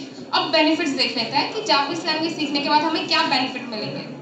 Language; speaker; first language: Hindi; native; Hindi